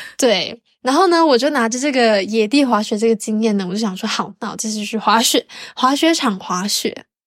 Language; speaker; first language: Chinese; native; Chinese